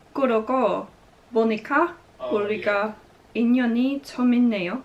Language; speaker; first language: Korean; non-native, learner; English